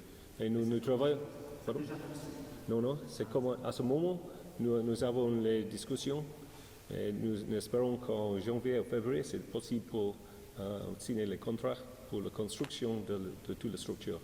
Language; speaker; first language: French; non-native, learner; English